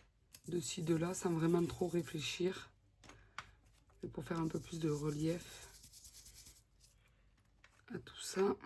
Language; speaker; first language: French; native; French